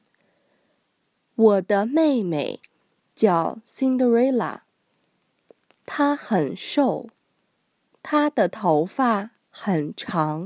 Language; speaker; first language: Chinese; non-native, learner; English